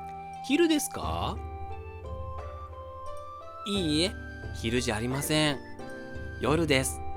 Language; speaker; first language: Japanese; non-native, fluent; Portuguese